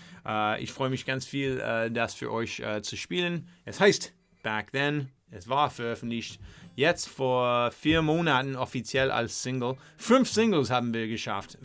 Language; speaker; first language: German; non-native, learner; English